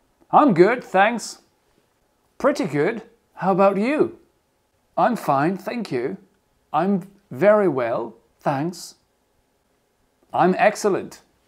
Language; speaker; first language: English; non-native, fluent; French